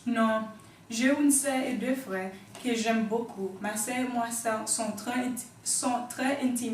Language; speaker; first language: French; non-native, learner; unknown